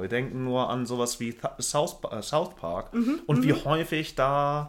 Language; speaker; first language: German; native; German